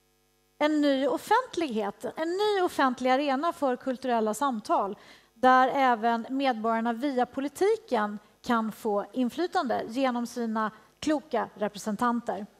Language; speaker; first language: Swedish; native; Swedish